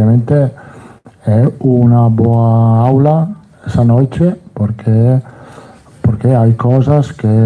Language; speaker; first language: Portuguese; non-native, learner; Italian